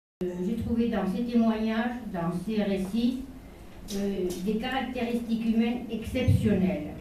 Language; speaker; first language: French; non-native, local second language; Spanish